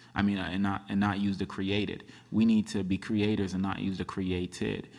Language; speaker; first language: English; early bilingual, other home language; Akan